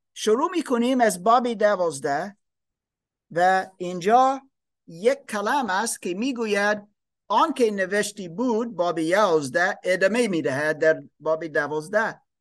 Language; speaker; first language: Persian; non-native, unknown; German